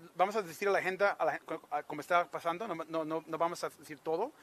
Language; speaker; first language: Spanish; early bilingual, heritage; Spanish